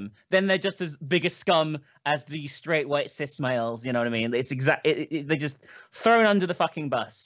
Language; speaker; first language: English; native; English